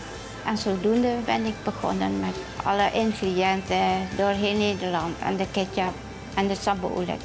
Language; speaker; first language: Dutch; non-native, fluent; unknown